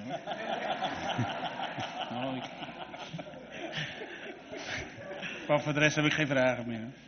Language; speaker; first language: Dutch; native; Dutch